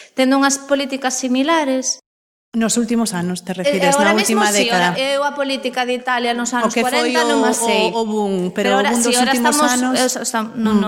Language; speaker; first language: Galician; non-native, local second language; Spanish